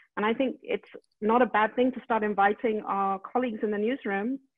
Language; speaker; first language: English; native; English